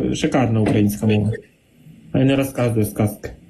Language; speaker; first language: Ukrainian; non-native, local second language; Russian